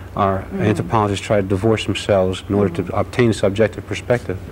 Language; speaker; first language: English; native; English